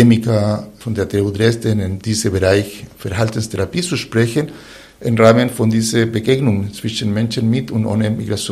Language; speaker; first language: German; non-native, fluent; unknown